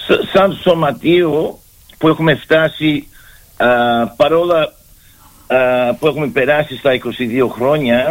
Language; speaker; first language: Greek; early bilingual, heritage; Greek